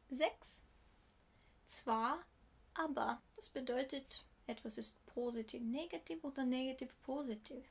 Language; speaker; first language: German; non-native, fluent; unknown